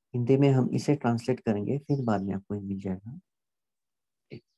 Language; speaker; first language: Hindi; non-native, local second language; Marathi